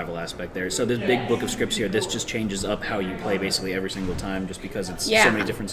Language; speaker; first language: English; native; English